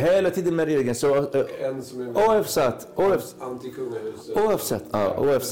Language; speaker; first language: Swedish; non-native, learner; Arabic